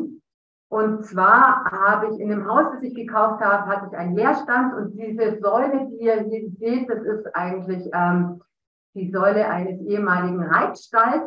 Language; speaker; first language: German; native; German